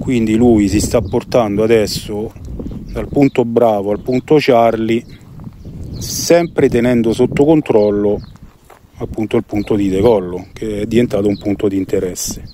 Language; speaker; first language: Italian; native; Italian